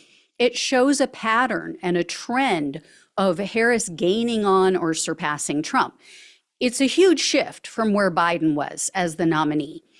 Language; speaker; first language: English; native; English